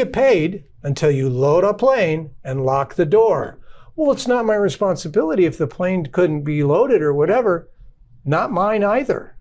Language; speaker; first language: English; native; English